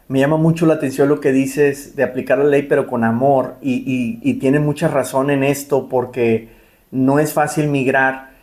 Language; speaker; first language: Spanish; native; Spanish